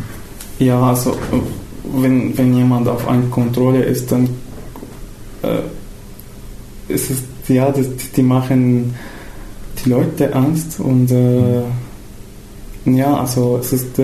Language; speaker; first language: German; non-native, fluent; Arabic